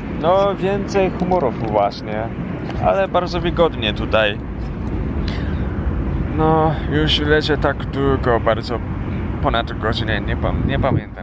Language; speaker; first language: Polish; non-native, fluent; Japanese